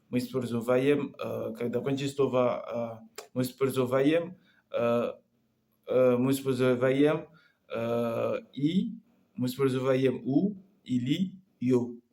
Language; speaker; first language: Russian; non-native, learner; Comorian